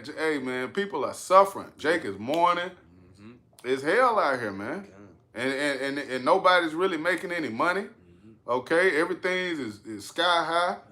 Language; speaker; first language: English; native; English